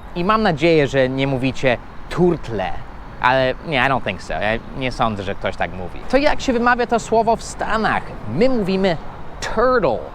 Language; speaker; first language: Polish; non-native, fluent; English